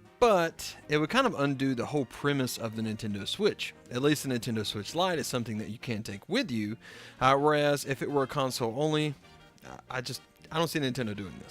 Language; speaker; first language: English; native; English